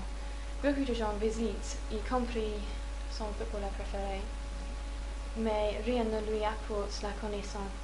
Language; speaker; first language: French; non-native, learner; English